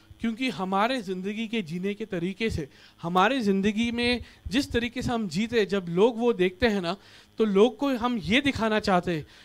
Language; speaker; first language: Hindi; non-native, local second language; Marathi